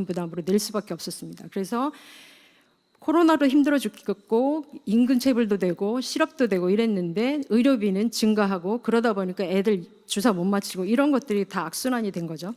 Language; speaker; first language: Korean; native; Korean